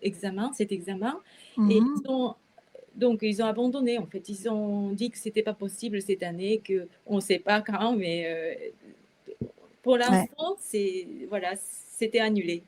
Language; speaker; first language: French; non-native, fluent; Japanese